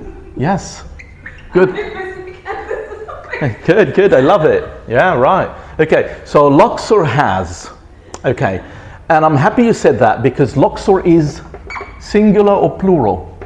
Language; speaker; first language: English; non-native, fluent; Arabic